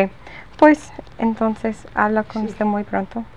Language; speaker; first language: Spanish; non-native, learner; English